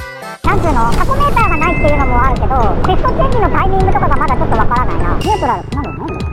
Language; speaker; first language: Japanese; native; Japanese